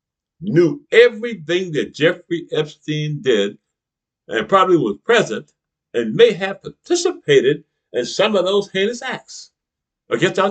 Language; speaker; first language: English; native; English